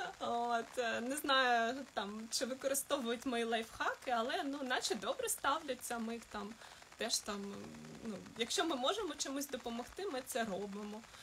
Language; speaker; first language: Ukrainian; non-native, local second language; Russian